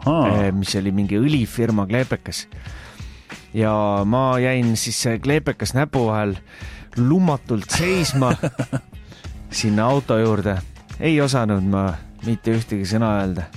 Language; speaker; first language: Estonian; native; Estonian